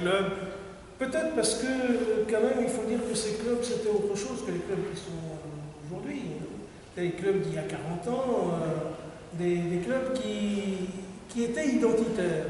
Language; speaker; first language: French; native; French